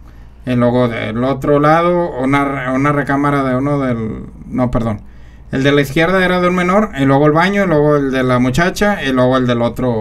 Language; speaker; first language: Spanish; native; Spanish